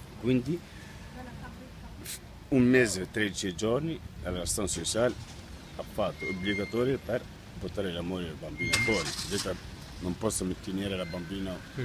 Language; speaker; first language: Italian; non-native, learner; Arabic